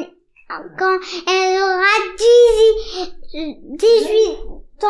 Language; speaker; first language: French; native; French